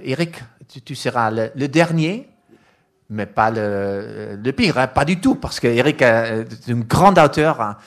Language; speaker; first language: French; non-native, fluent; Dutch